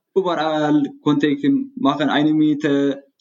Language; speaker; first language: German; non-native, learner; Tigrinya